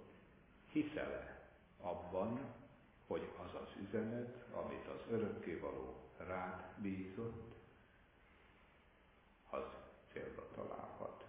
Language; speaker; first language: Hungarian; native; Hungarian